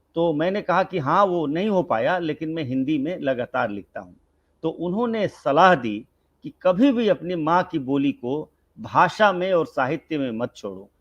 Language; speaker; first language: Hindi; non-native, local second language; Bhojpuri